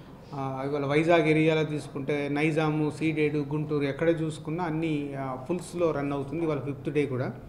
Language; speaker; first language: Telugu; native; Telugu